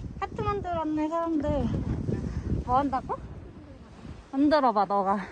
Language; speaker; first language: Korean; native; Korean